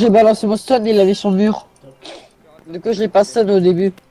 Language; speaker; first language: French; native; French